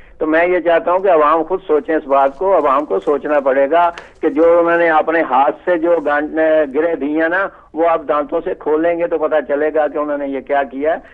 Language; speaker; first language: Urdu; non-native, local second language; Punjabi